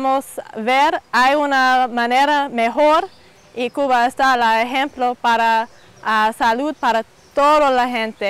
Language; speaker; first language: Spanish; non-native, learner; English